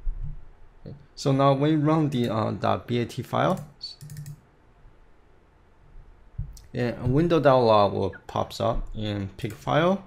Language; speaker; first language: English; non-native, fluent; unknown